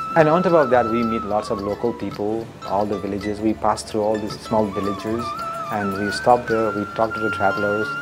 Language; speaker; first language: English; non-native, local second language; Newari